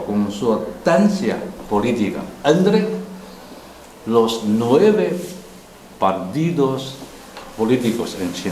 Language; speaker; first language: Spanish; non-native, learner; Chinese